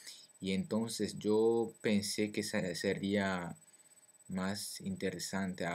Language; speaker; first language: Spanish; non-native, learner; French